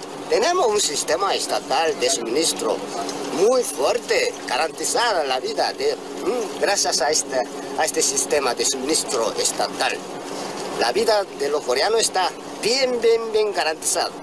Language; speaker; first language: Spanish; non-native, fluent; Korean